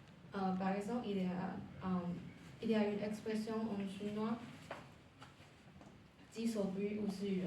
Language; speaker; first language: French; non-native, learner; Chinese